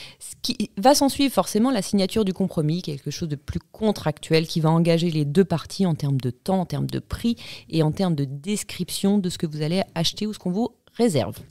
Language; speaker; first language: French; native; French